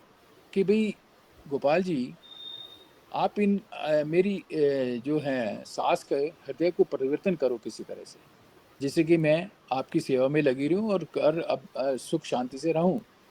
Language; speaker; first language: Hindi; native; Hindi